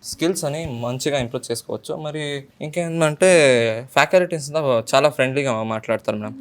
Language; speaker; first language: Telugu; native; Telugu